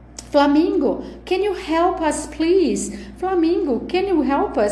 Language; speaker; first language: English; non-native, fluent; Portuguese